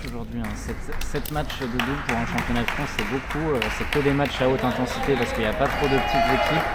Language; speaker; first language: French; native; French